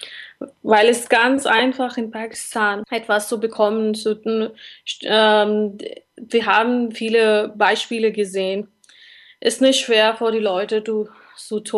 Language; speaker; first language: German; non-native, learner; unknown